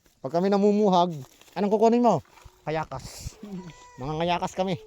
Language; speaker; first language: Filipino; non-native, local second language; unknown